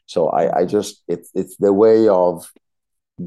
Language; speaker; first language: English; non-native, fluent; Italian